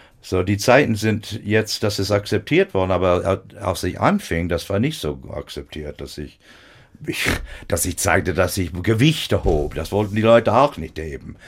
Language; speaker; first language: German; non-native, fluent; English